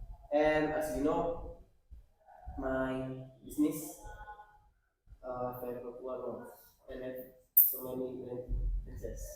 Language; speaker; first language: English; non-native, learner; Indonesian